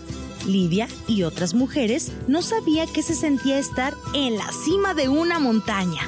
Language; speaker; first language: Spanish; native; Spanish